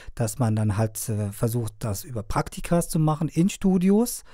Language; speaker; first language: German; non-native, fluent; Persian